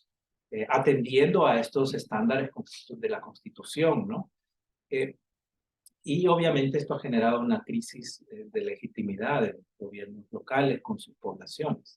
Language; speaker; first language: Spanish; native; Spanish